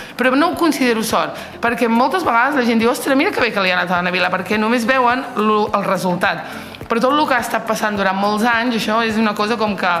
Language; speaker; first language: Catalan; early bilingual, other home language; Riffian